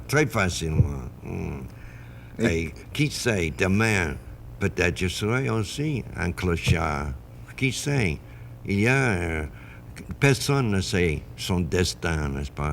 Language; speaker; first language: French; non-native, fluent; English